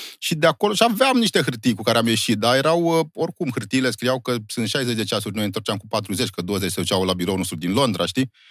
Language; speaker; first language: Romanian; native; Romanian